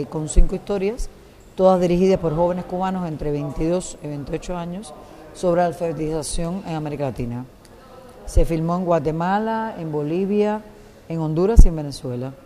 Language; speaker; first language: Spanish; native; Spanish